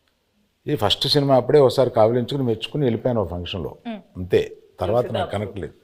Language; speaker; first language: Telugu; native; Telugu